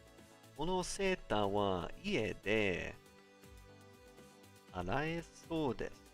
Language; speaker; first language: Japanese; non-native, learner; English